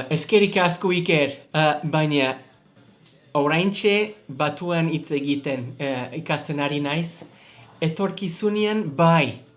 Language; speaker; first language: Basque; non-native, learner; English